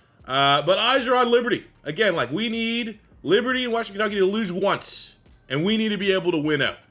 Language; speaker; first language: English; native; English